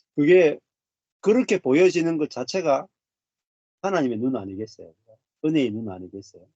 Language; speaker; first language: Korean; native; Korean